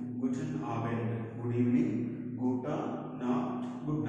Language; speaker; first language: German; non-native, learner; Telugu